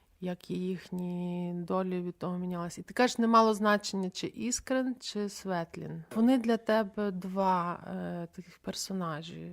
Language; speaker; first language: Ukrainian; native; Ukrainian